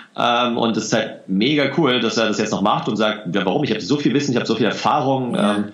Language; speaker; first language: German; native; German